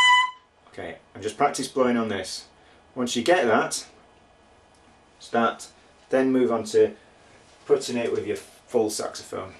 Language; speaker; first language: English; native; English